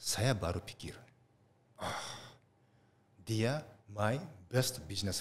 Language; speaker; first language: Indonesian; non-native, learner; Japanese